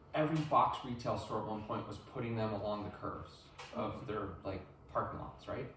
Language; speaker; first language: English; native; English